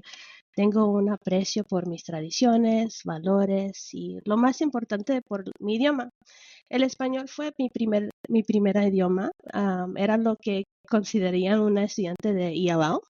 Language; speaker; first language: Spanish; early bilingual, heritage; Spanish